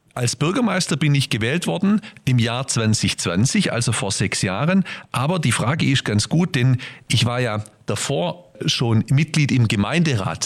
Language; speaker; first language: German; native; German